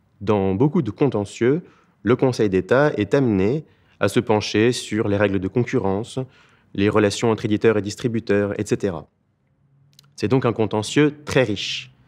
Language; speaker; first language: French; native; French